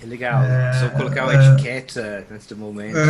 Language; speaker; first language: Portuguese; non-native, learner; English